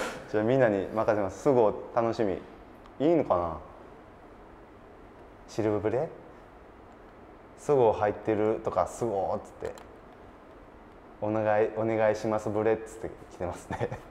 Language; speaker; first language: Japanese; native; Japanese